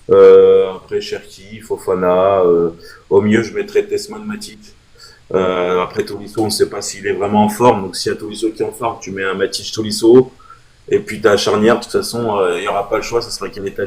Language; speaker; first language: French; native; French